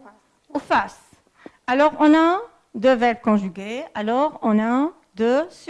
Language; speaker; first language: French; non-native, fluent; Arabic